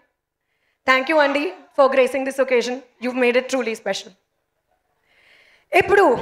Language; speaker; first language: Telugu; non-native, learner; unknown